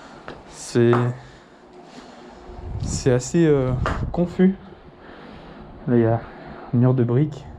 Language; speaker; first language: French; native; French